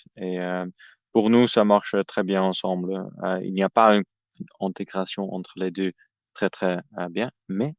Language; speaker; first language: French; non-native, fluent; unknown